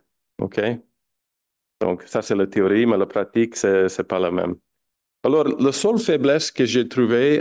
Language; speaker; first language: French; non-native, fluent; English